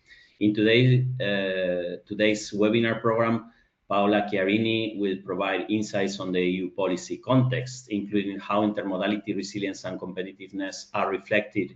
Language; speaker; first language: English; non-native, fluent; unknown